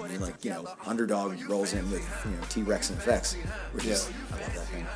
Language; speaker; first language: English; native; English